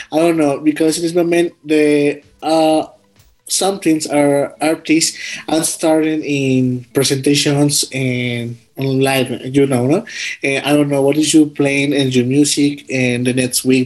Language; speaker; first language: English; non-native, learner; Spanish